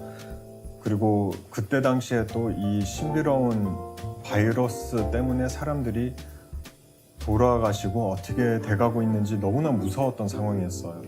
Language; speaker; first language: Korean; early bilingual, heritage; Korean